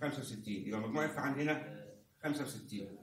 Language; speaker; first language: Arabic; native; Arabic